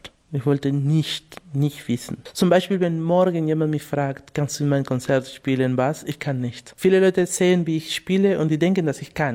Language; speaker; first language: German; non-native, learner; Spanish